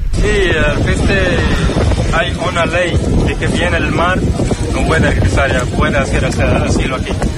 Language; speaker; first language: Spanish; non-native, learner; Arabic